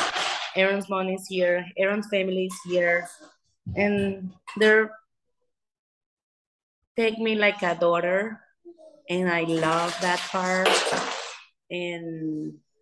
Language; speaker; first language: English; non-native, learner; Spanish